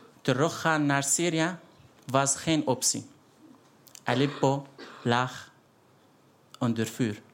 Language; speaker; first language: Dutch; non-native, fluent; Arabic